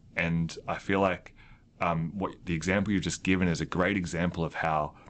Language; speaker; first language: English; native; English